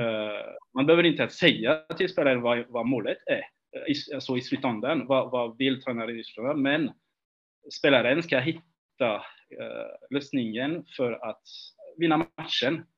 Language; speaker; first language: Swedish; non-native, fluent; French